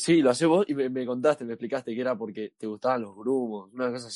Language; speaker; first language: Spanish; native; Spanish